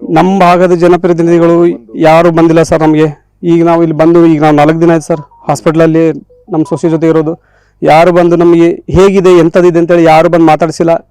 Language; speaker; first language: Kannada; non-native, local second language; Lambadi